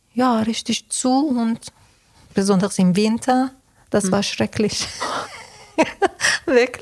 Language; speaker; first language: German; non-native, fluent; Persian